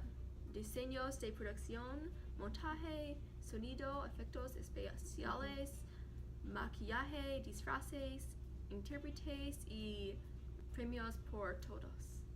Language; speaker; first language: Spanish; non-native, learner; English